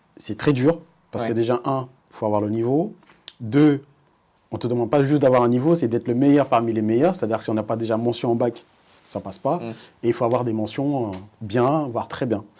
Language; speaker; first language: French; early bilingual, other home language; Wolof